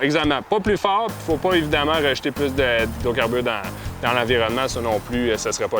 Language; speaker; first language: French; native; French